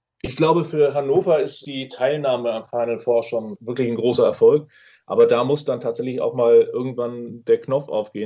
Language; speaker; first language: German; native; German